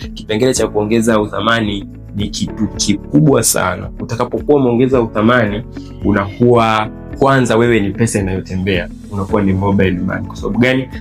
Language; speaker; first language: Swahili; native; Swahili